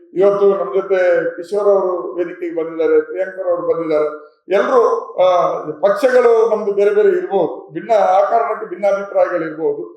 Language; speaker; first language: Kannada; non-native, local second language; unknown